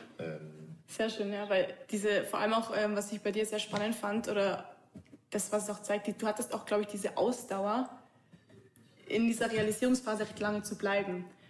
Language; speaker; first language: German; native; German